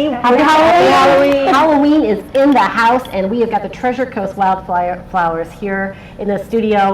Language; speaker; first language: English; native; English